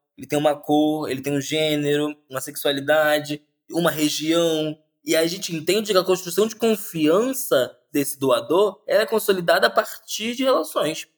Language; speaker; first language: Portuguese; native; Portuguese